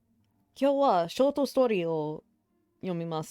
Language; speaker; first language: Japanese; non-native, learner; English